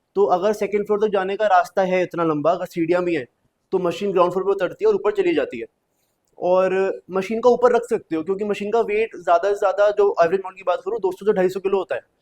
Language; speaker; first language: Hindi; native; Hindi